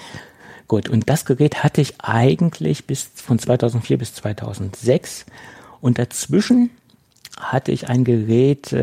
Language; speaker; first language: German; native; German